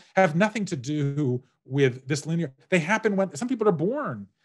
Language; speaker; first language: English; native; English